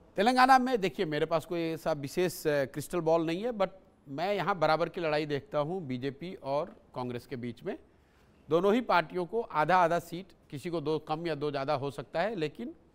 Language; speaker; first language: Hindi; native; Hindi